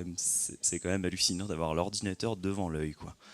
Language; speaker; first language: French; native; French